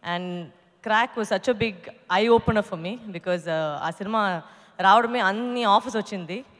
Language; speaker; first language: Telugu; non-native, local second language; Tamil